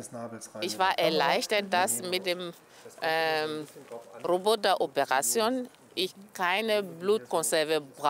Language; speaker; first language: German; non-native, fluent; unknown